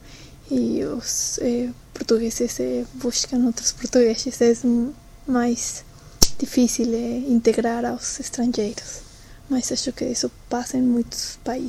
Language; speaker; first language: Portuguese; non-native, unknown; Spanish